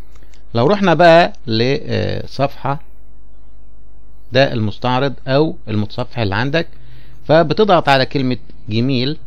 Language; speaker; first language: Arabic; native; Arabic